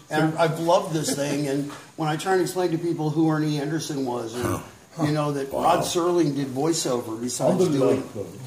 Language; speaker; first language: English; native; English